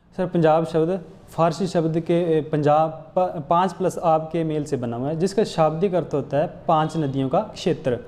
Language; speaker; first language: Hindi; non-native, local second language; Punjabi